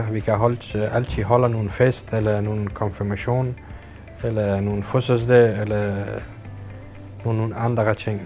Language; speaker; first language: Danish; non-native, learner; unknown